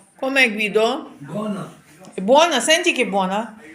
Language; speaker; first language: Italian; non-native, learner; Ukrainian